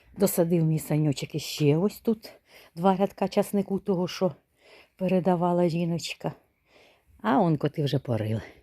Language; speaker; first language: Ukrainian; native; Ukrainian